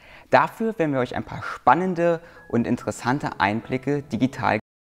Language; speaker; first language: German; native; German